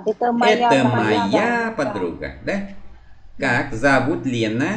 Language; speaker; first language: Russian; non-native, fluent; Vietnamese